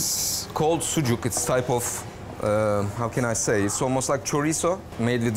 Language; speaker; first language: English; non-native, fluent; Turkish